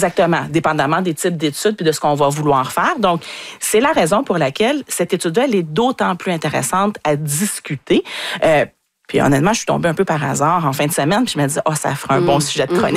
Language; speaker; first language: French; native; French